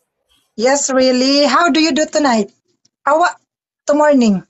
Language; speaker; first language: English; non-native, learner; Filipino